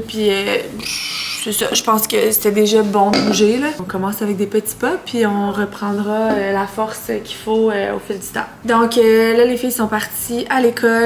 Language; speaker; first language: French; native; French